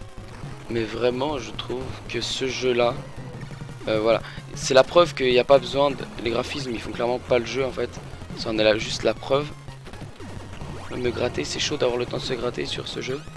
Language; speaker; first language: French; native; French